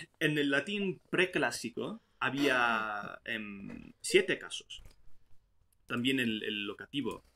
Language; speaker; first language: Spanish; non-native, fluent; English